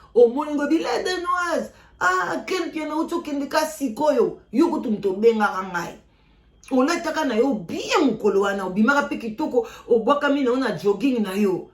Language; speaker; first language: Lingala; native; Lingala